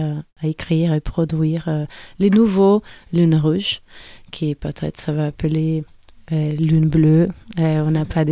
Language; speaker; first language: French; non-native, fluent; Portuguese